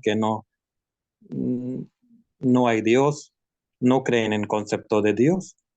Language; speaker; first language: Spanish; non-native, learner; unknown